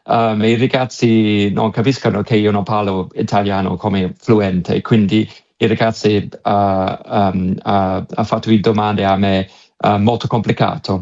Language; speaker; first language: Italian; non-native, learner; English